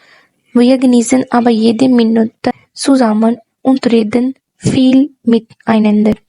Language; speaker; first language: German; non-native, fluent; Urdu